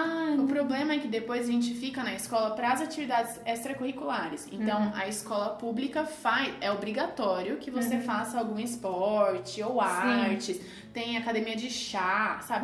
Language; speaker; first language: Portuguese; early bilingual, heritage; Portuguese